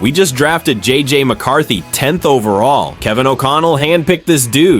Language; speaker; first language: English; native; English